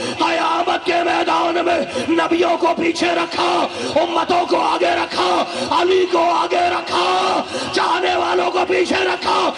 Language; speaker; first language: Urdu; native; Urdu